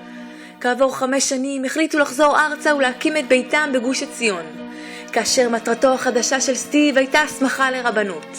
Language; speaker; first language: Hebrew; native; Hebrew